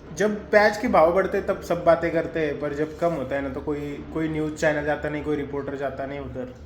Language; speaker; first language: Hindi; non-native, local second language; Marathi